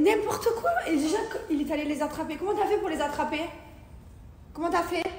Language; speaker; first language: French; native; French